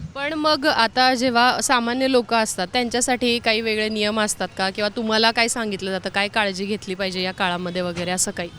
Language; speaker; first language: Marathi; native; Marathi